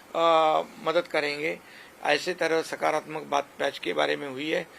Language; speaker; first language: Hindi; non-native, local second language; Marathi